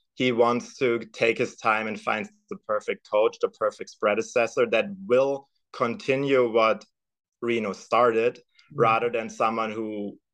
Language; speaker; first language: English; non-native, fluent; German